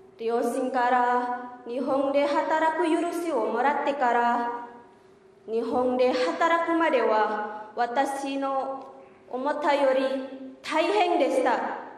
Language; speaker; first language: Japanese; non-native, fluent; Indonesian